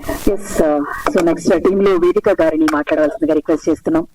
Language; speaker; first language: Telugu; native; Telugu